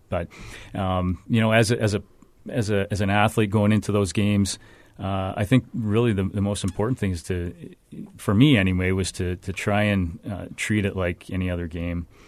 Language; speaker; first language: English; native; English